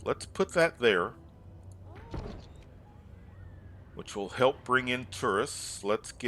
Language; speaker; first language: English; native; English